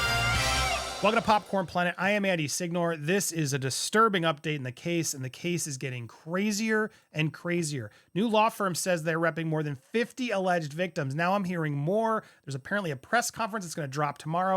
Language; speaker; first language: English; native; English